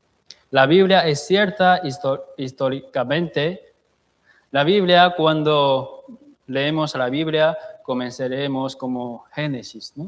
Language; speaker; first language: Spanish; non-native, fluent; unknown